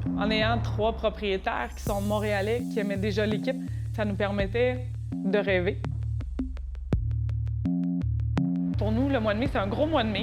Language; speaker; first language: French; native; French